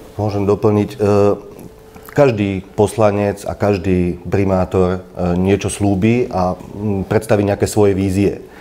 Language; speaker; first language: Slovak; native; Slovak